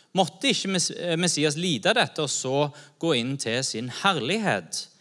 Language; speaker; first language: Norwegian; native; Norwegian